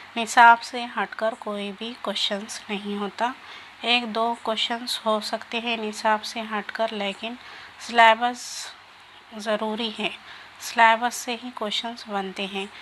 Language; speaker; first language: Urdu; native; Urdu